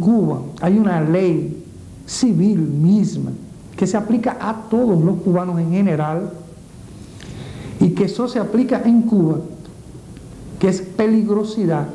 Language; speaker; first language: Portuguese; non-native, learner; Spanish